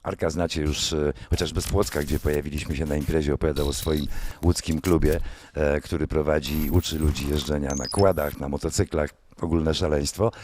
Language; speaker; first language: Polish; native; Polish